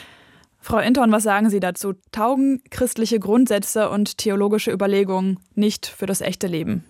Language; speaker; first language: German; native; German